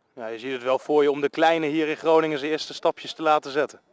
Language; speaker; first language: Dutch; native; Dutch